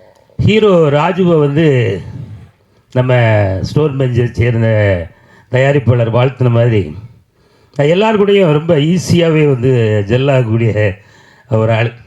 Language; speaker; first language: Tamil; native; Tamil